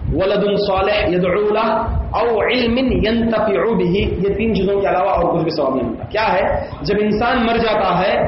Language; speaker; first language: Urdu; native; Urdu